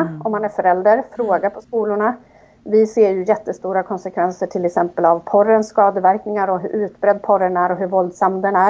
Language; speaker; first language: Swedish; native; Swedish